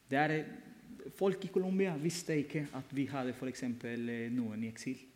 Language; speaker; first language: Norwegian; non-native, fluent; Spanish